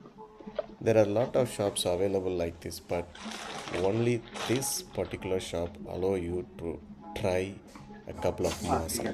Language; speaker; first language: English; non-native, local second language; Tamil